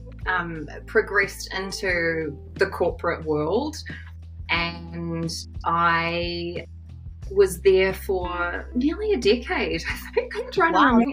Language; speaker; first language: English; native; English